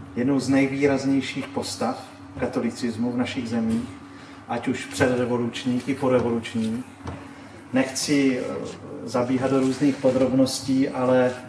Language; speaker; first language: Czech; native; Czech